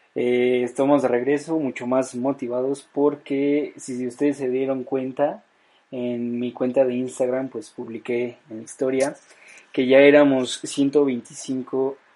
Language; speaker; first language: Spanish; native; Spanish